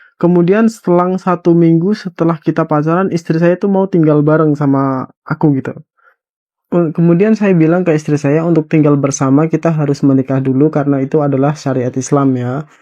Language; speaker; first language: Indonesian; native; Indonesian